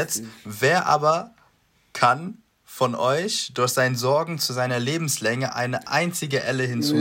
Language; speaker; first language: German; native; German